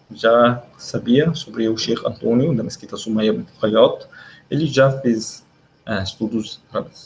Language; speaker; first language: Portuguese; non-native, fluent; Arabic